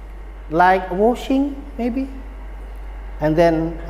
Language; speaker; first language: English; non-native, fluent; Indonesian